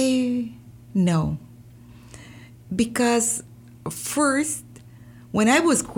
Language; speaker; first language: English; non-native, fluent; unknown